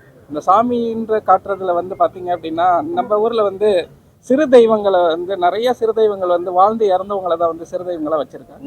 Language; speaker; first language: Tamil; native; Tamil